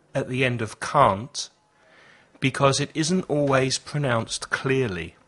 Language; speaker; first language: English; native; English